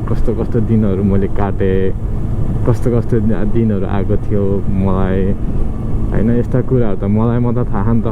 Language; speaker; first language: Nepali; native; Nepali